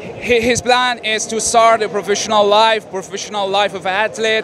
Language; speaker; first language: English; non-native, fluent; Persian